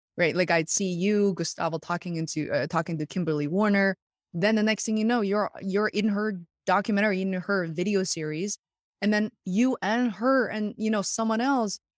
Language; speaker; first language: English; non-native, fluent; Chinese